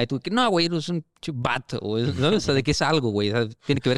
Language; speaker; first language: Spanish; native; Spanish